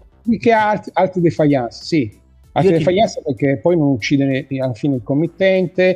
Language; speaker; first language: Italian; native; Italian